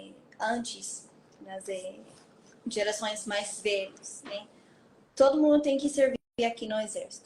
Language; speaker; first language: Portuguese; non-native, fluent; Hebrew